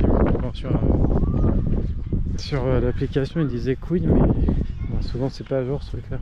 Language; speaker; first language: French; native; French